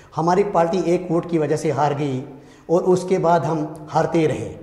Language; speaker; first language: Hindi; native; Hindi